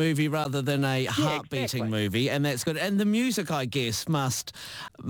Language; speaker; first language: English; native; English